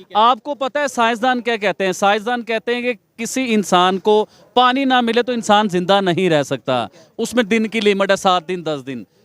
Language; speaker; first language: Urdu; non-native, local second language; Punjabi